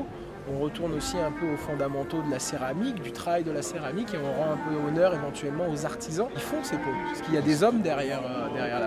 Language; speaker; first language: French; native; French